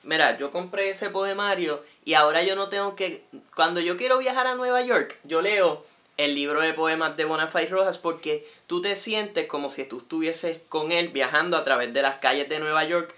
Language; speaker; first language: Spanish; native; Spanish